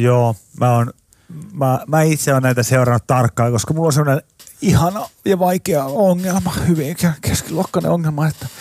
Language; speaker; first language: Finnish; native; Finnish